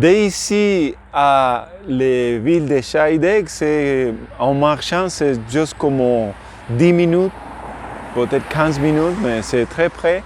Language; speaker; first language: French; non-native, fluent; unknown